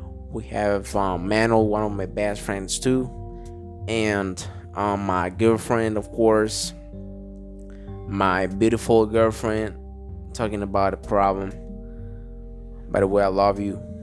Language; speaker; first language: English; non-native, fluent; Spanish